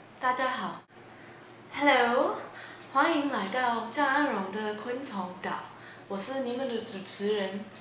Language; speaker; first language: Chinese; non-native, fluent; English